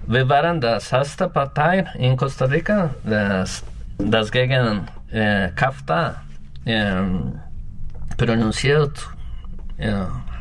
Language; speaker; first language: German; non-native, learner; Spanish